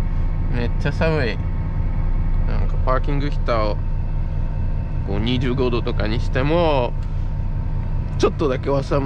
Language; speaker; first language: Japanese; non-native, fluent; Polish